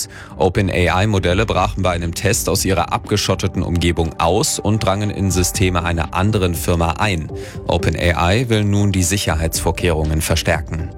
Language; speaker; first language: German; native; German